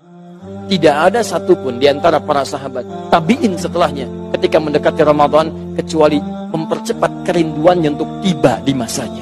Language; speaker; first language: Indonesian; native; Indonesian